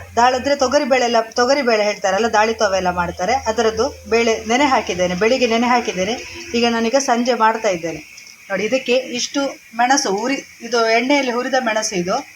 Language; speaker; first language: Kannada; non-native, local second language; Konkani